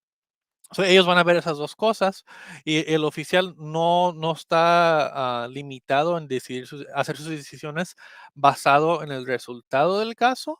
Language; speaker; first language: Spanish; early bilingual, heritage; Spanish